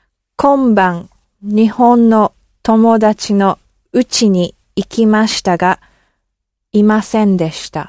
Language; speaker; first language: Japanese; non-native, learner; English